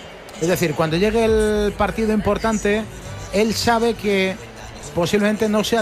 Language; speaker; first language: Spanish; native; Spanish